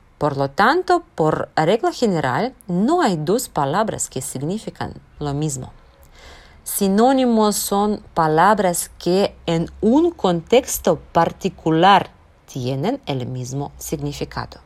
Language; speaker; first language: Spanish; non-native, fluent; Russian